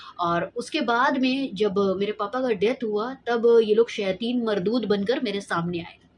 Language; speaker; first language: Hindi; native; Hindi